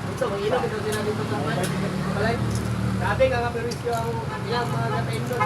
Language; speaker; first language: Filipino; non-native, local second language; Cebuano